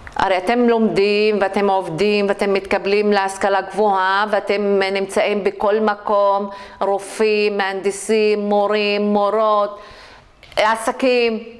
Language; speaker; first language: Hebrew; non-native, local second language; Arabic